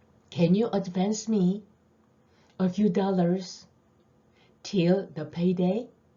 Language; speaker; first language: English; non-native, fluent; Korean